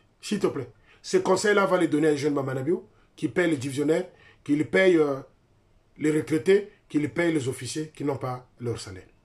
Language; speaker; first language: French; non-native, local second language; Lingala